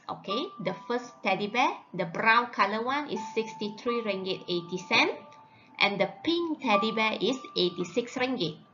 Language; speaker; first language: English; non-native, local second language; Malay